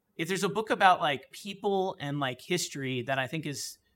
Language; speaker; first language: English; native; English